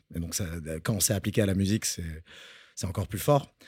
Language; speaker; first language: French; early bilingual, other home language; Spanish